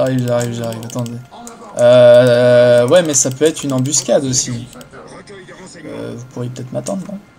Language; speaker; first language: French; native; French